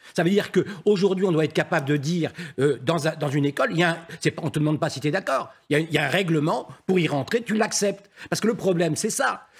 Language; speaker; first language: French; native; French